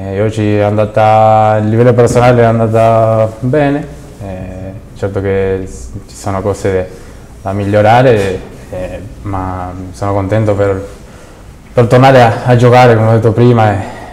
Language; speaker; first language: Italian; non-native, fluent; Spanish